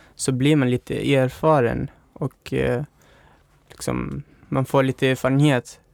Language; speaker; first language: Swedish; non-native, fluent; Urdu